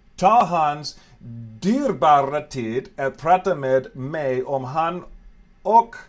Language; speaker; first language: Swedish; non-native, learner; English